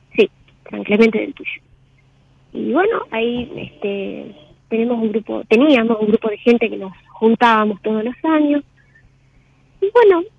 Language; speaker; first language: Spanish; native; Spanish